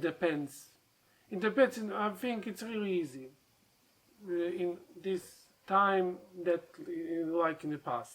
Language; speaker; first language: English; non-native, learner; Serbian